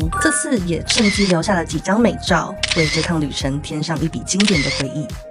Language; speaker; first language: Chinese; native; Chinese